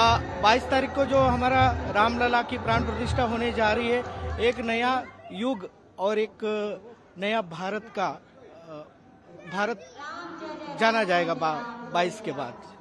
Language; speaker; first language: Hindi; non-native, local second language; Marathi